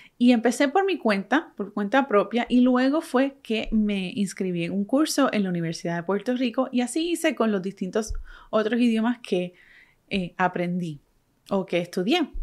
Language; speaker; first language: Spanish; native; Spanish